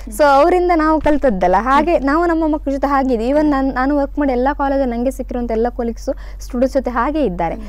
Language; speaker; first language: Kannada; native; Kannada